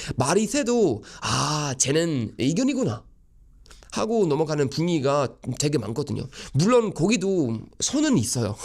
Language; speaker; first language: Korean; non-native, fluent; Swedish